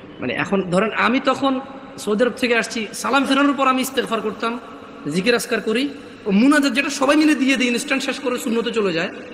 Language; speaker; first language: Bangla; native; Bangla